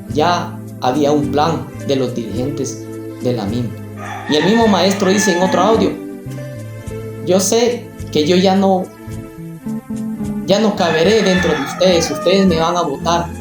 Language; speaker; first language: Spanish; native; Spanish